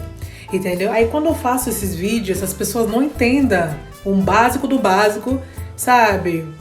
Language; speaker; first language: Portuguese; non-native, fluent; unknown